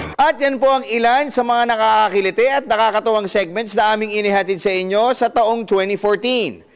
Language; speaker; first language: Filipino; native; Filipino